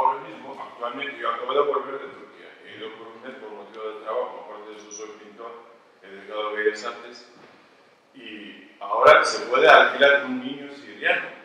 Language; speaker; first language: Spanish; non-native, learner; Turkish